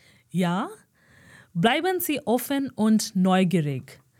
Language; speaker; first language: German; non-native, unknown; Hindi